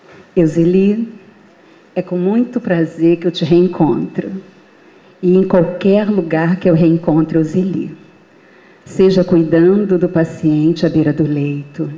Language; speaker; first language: Portuguese; native; Portuguese